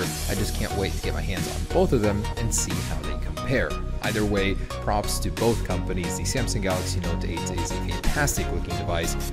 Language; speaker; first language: English; native; English